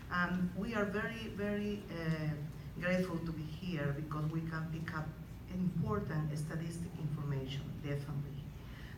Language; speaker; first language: English; non-native, fluent; Spanish